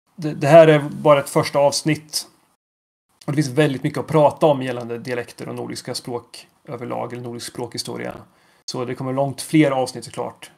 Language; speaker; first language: Swedish; native; Swedish